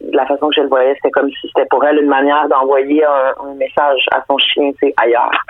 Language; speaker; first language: French; early bilingual, other home language; Danish